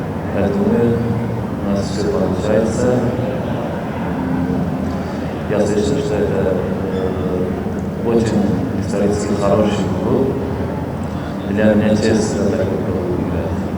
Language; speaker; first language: Russian; non-native, fluent; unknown